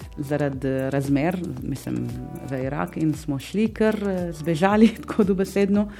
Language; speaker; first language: Slovenian; non-native, fluent; Arabic